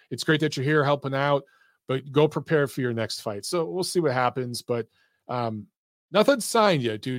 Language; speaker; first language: English; native; English